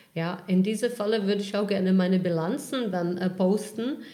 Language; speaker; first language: German; non-native, fluent; Czech